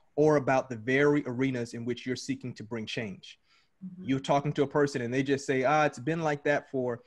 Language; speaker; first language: English; native; English